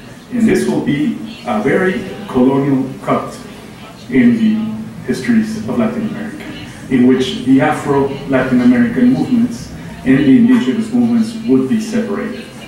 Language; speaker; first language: English; non-native, fluent; Spanish